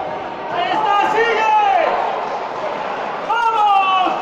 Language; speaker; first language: Spanish; native; Spanish